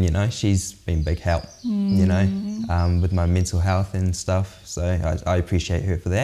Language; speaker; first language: English; native; English